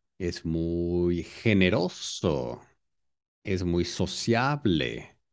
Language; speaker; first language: Spanish; native; Spanish